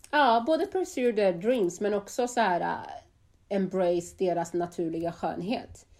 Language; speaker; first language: Swedish; native; Swedish